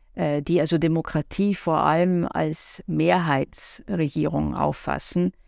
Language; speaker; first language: German; native; German